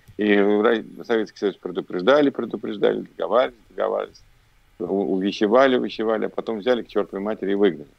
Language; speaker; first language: Russian; native; Russian